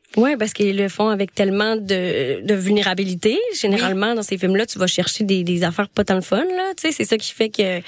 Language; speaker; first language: French; native; French